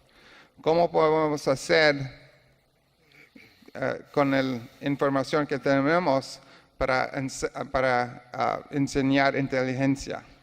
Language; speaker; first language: Spanish; non-native, learner; English